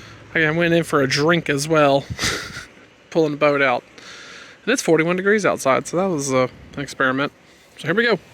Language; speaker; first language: English; native; English